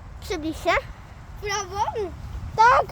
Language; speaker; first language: Polish; native; Polish